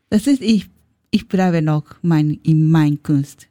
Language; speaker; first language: German; non-native, learner; Japanese